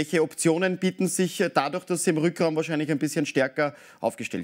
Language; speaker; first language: German; native; German